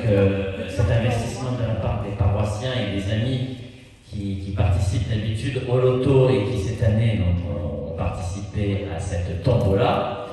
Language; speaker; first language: French; native; French